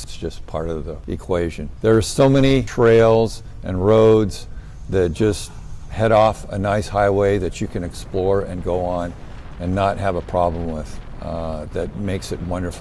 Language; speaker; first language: English; native; English